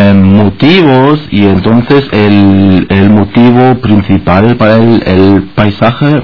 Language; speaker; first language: Spanish; non-native, fluent; German